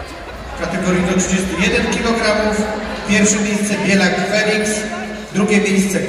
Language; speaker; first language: Polish; native; Polish